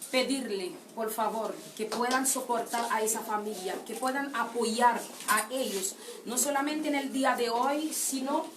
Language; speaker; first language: Spanish; non-native, fluent; Haitian Creole